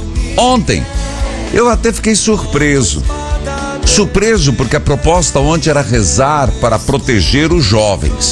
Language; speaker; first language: Portuguese; native; Portuguese